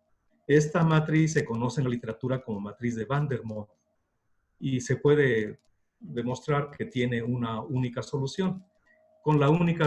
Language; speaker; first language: Spanish; native; Spanish